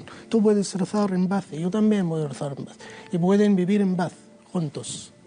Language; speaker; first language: Spanish; non-native, learner; Arabic